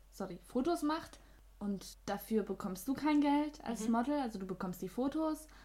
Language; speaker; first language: German; native; German